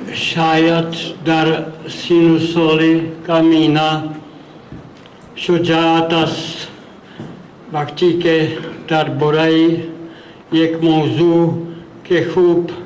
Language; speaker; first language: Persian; non-native, fluent; Czech